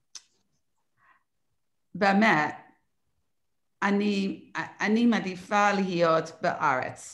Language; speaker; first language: Hebrew; non-native, learner; English